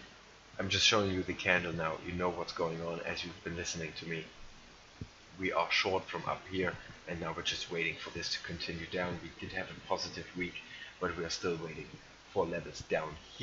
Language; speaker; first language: English; non-native, fluent; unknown